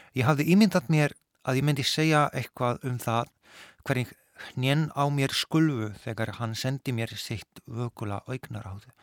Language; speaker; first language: Icelandic; non-native, fluent; Polish